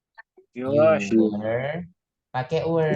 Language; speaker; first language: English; non-native, fluent; Indonesian